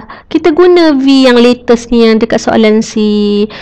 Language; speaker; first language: Malay; native; Malay